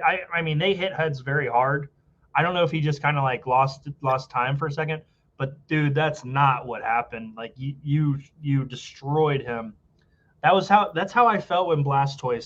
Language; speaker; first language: English; native; English